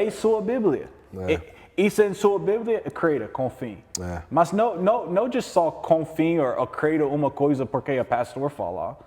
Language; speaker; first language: Portuguese; non-native, learner; English